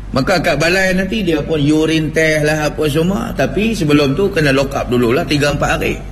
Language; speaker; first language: Malay; native; Malay